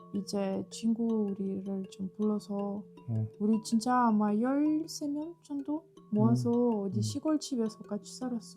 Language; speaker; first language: Korean; non-native, fluent; Ukrainian